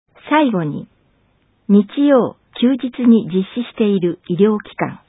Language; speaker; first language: Japanese; native; Japanese